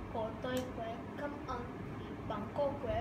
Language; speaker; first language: Vietnamese; non-native, learner; Japanese